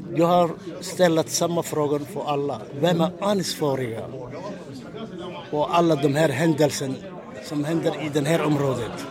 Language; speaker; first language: Swedish; non-native, fluent; Somali